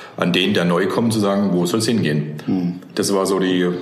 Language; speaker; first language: German; native; German